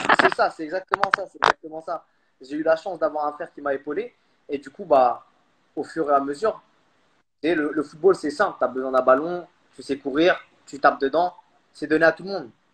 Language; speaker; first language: French; early bilingual, other home language; Khmer